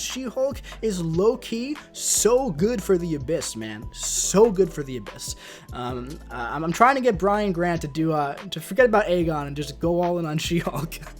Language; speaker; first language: English; native; English